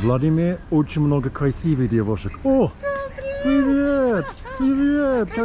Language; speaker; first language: Russian; non-native, learner; English